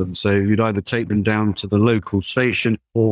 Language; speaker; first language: English; native; English